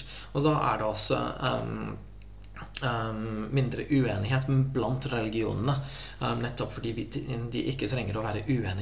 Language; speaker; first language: Norwegian; non-native, fluent; English